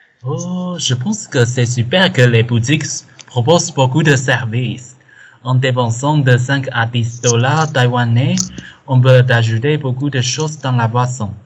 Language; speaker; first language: French; non-native, learner; Chinese